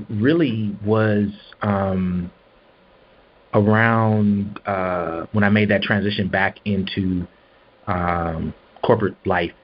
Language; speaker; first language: English; native; English